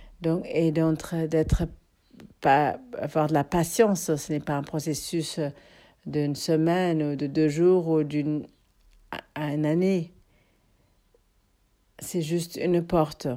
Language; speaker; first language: French; non-native, fluent; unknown